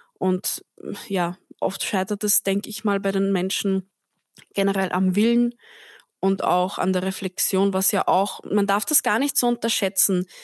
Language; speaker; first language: German; early bilingual, other home language; Turkish